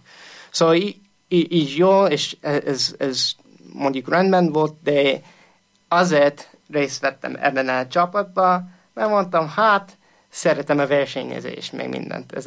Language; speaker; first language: Hungarian; non-native, fluent; English